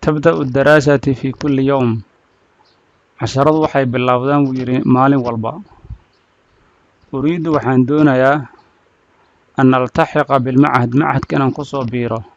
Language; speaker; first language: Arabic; non-native, fluent; Somali